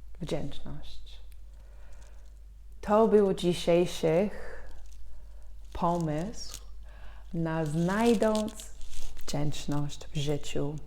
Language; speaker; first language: Polish; non-native, fluent; English